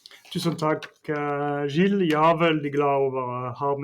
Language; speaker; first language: Norwegian; non-native, fluent; French